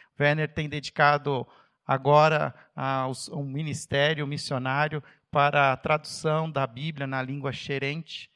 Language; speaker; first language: Portuguese; native; Portuguese